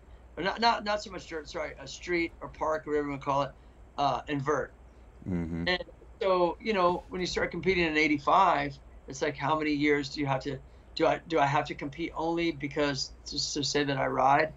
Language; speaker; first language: English; native; English